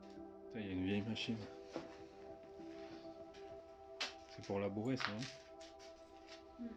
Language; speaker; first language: French; native; French